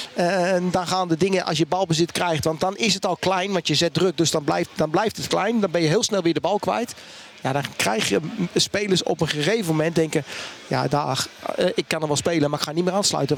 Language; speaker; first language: Dutch; native; Dutch